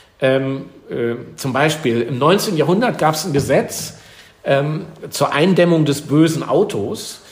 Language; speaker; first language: German; native; German